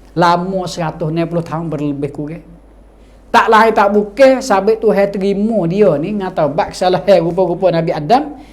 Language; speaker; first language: Malay; native; Malay